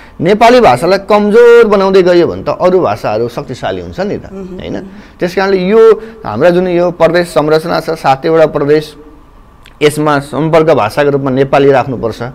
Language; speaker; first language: Nepali; native; Nepali